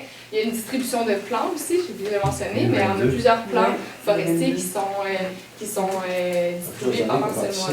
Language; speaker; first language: French; native; French